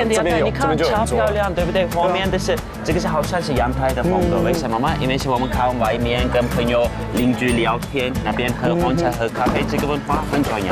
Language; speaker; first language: Chinese; non-native, fluent; Turkish